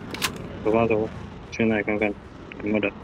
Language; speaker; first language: Chinese; native; Chinese